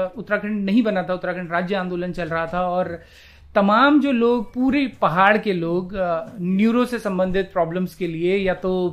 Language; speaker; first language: Hindi; native; Hindi